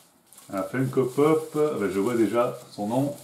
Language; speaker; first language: French; native; French